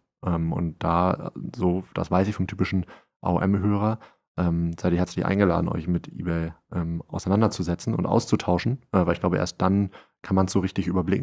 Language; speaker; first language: German; native; German